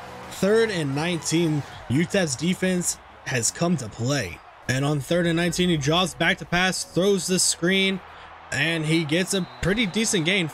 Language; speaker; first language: English; native; English